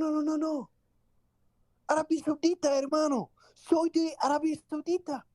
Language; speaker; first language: Spanish; non-native, learner; Arabic